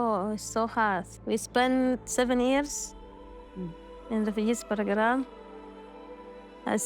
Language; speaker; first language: English; non-native, learner; Arabic